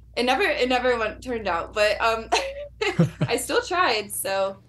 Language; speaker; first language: English; native; English